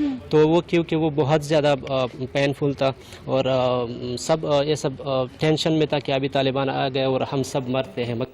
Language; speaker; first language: Hindi; non-native, learner; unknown